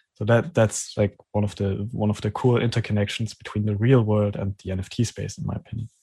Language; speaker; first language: English; non-native, fluent; German